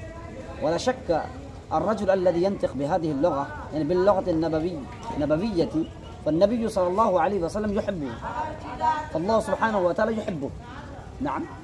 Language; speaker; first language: Arabic; non-native, fluent; Urdu